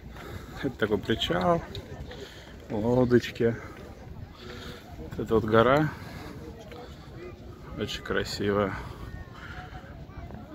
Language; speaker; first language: Russian; native; Russian